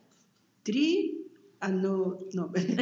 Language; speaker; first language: Russian; non-native, learner; Spanish